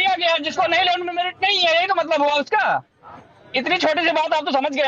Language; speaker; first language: Hindi; native; Hindi